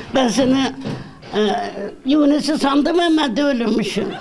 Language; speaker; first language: Turkish; native; Turkish